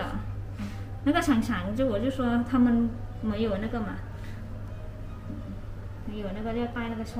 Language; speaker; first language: Chinese; non-native, learner; Thai